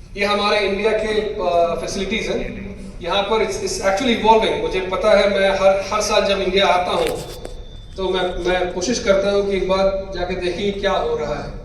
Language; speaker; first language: Hindi; non-native, local second language; Malayalam